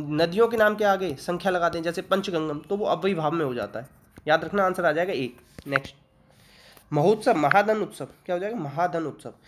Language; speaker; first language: Hindi; native; Hindi